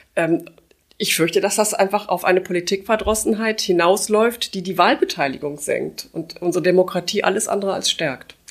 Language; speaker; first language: German; native; German